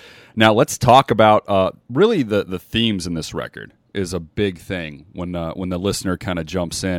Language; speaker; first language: English; native; English